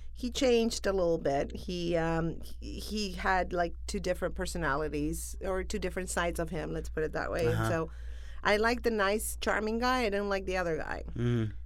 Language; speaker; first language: English; non-native, fluent; Spanish